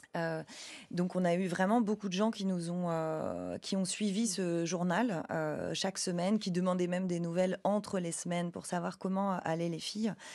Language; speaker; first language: French; native; French